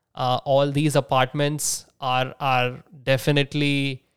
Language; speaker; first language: English; non-native, local second language; Marathi